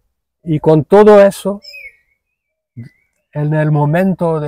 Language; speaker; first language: Spanish; non-native, fluent; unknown